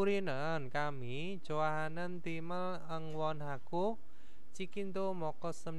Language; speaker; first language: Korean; non-native, fluent; Indonesian